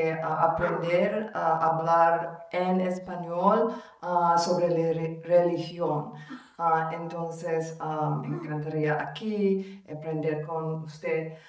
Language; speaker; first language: Spanish; non-native, learner; Malay